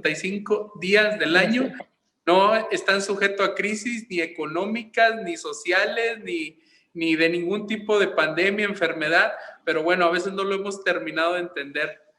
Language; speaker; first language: Spanish; native; Spanish